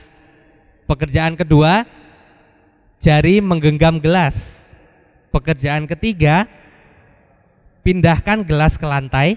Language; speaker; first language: Indonesian; native; Indonesian